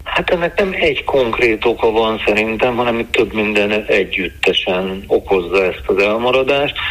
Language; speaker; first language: Hungarian; native; Hungarian